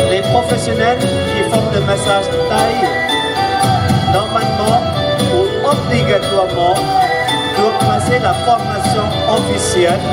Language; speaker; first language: French; non-native, fluent; Thai